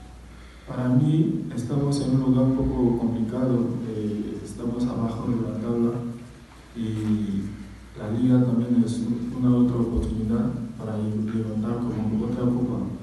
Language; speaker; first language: Spanish; non-native, fluent; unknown